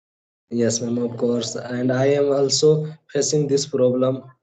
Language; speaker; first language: English; non-native, learner; Hindi